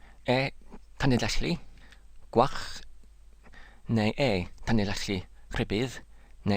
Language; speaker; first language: Welsh; non-native, learner; English